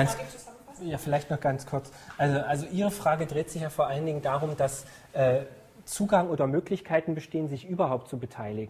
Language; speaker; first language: German; native; German